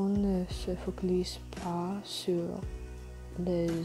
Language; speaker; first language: French; non-native, learner; English